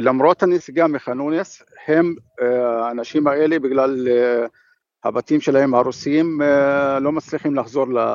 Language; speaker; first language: Hebrew; non-native, fluent; Arabic